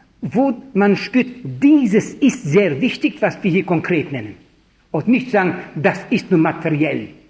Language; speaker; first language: German; non-native, fluent; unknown